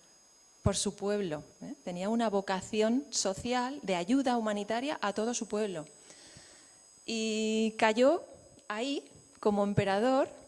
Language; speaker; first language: Spanish; native; Spanish